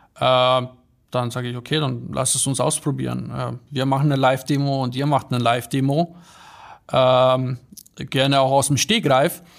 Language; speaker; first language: German; early bilingual, other home language; Polish